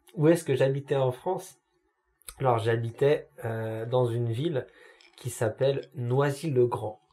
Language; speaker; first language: French; native; French